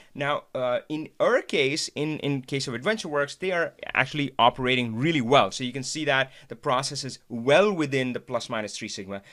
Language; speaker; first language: English; non-native, local second language; Hindi